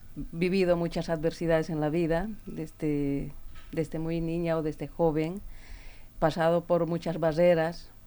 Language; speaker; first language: Spanish; native; Spanish